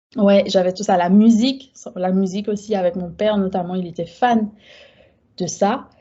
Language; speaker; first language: French; native; French